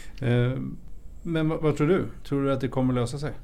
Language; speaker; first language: Swedish; native; Swedish